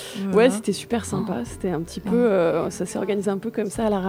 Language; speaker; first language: French; native; French